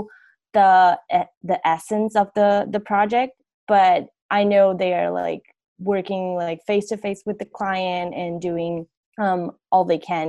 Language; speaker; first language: English; non-native, fluent; Portuguese